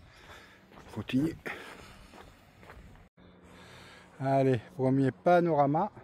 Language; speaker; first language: French; native; French